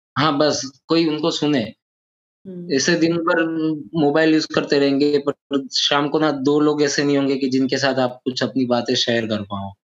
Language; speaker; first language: Hindi; non-native, local second language; Gujarati